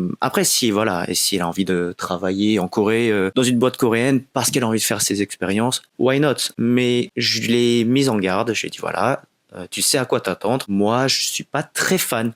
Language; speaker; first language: French; native; French